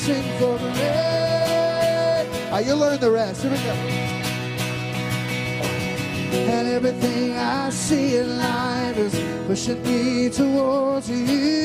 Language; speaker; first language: English; native; English